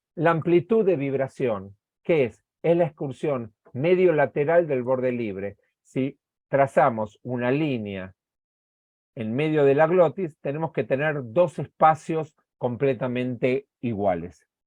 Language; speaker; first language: Spanish; native; Spanish